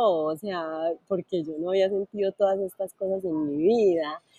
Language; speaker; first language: Spanish; native; Spanish